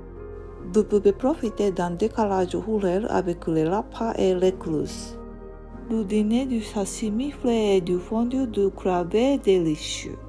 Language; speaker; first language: French; non-native, learner; Japanese